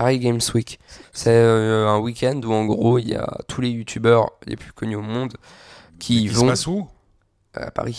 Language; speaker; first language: French; native; French